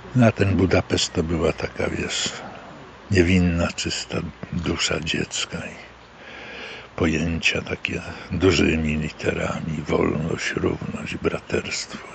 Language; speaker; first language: Polish; native; Polish